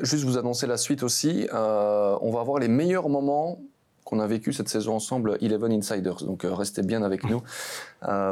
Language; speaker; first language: French; native; French